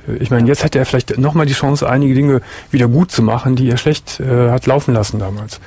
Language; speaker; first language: German; native; German